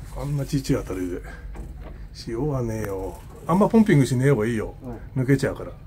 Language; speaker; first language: Japanese; native; Japanese